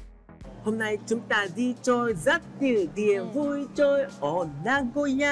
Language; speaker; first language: Vietnamese; non-native, learner; Japanese